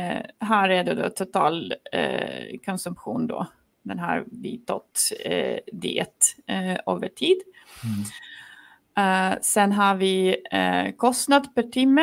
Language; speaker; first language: Swedish; non-native, fluent; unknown